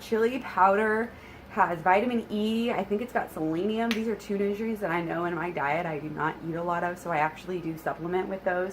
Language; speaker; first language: English; native; English